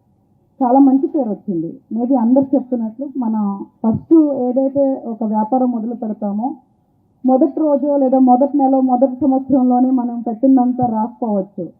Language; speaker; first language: Telugu; native; Telugu